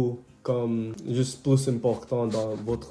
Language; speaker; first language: French; non-native, learner; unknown